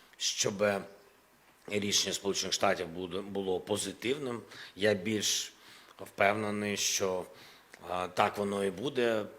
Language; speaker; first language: Ukrainian; non-native, local second language; Russian